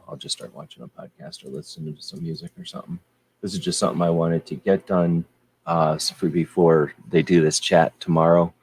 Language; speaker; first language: English; native; English